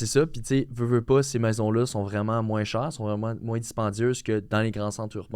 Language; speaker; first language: French; native; French